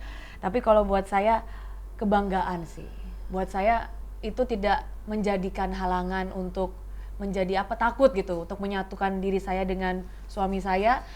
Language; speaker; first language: Indonesian; native; Indonesian